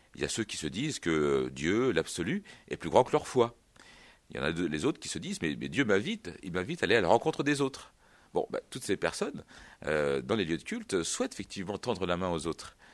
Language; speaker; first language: French; native; French